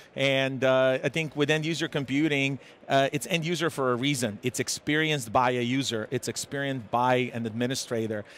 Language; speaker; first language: English; non-native, fluent; Serbian